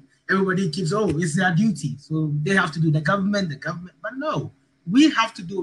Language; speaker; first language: English; non-native, local second language; Ga